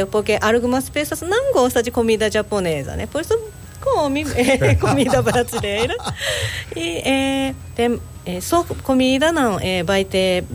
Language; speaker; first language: Portuguese; non-native, learner; Japanese